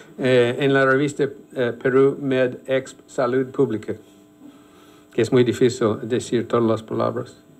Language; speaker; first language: Spanish; non-native, fluent; English